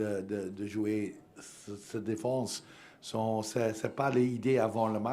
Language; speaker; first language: French; non-native, learner; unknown